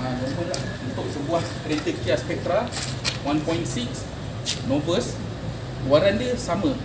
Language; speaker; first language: Malay; native; Malay